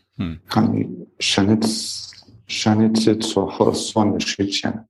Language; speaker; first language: Chinese; non-native, learner; English